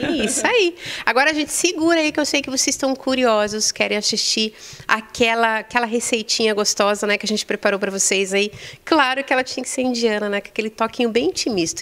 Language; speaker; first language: Portuguese; native; Portuguese